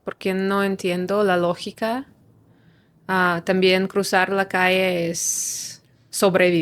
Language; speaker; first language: Spanish; non-native, fluent; Russian